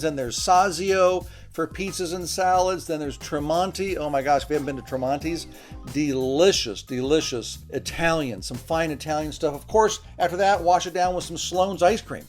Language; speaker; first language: English; native; English